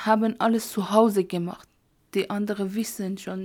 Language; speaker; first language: German; non-native, learner; Persian